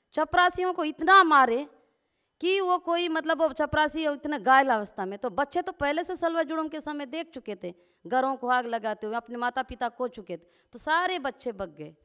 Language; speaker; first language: Hindi; non-native, local second language; Gondi